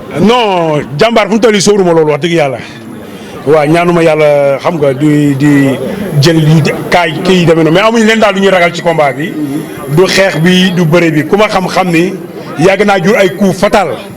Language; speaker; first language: Wolof; native; Wolof